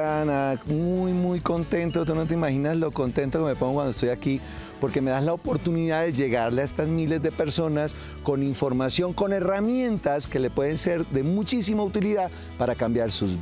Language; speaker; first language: Spanish; native; Spanish